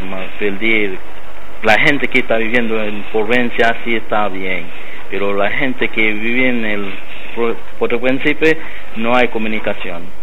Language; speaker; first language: Spanish; non-native, learner; Haitian Creole